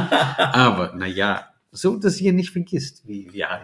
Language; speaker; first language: German; non-native, fluent; Portuguese